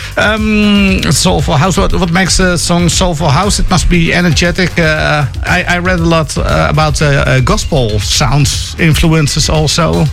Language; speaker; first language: English; non-native, fluent; Dutch